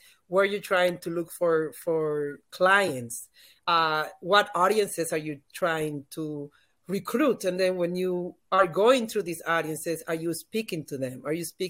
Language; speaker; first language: English; non-native, fluent; Spanish